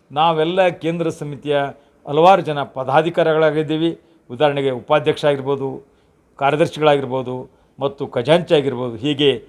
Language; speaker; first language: Kannada; native; Kannada